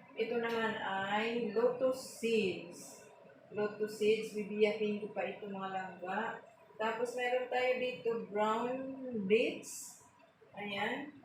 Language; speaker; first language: Filipino; non-native, local second language; Waray